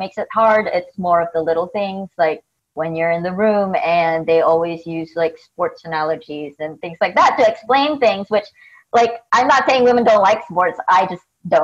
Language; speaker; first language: English; non-native, local second language; Filipino